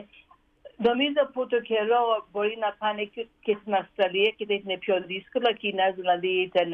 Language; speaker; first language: Greek; early bilingual, heritage; Greek